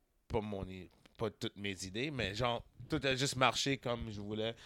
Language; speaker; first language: French; native; French